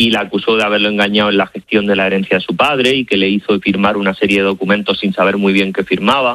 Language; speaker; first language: Spanish; native; Spanish